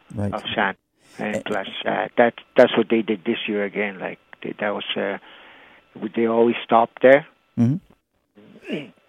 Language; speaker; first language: English; non-native, fluent; Cree